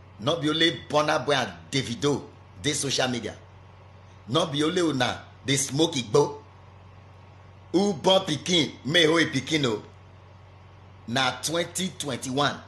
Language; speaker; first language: Nigerian Pidgin; native; Nigerian Pidgin